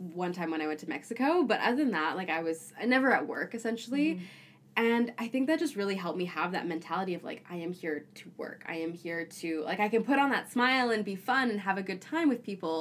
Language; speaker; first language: English; native; English